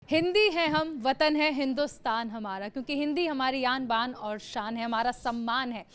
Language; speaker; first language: Hindi; native; Hindi